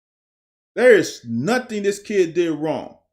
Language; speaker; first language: English; native; English